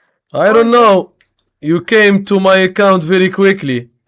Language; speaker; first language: English; non-native, learner; Arabic